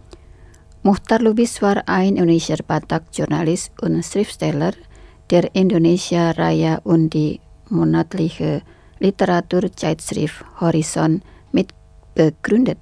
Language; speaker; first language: German; non-native, fluent; Indonesian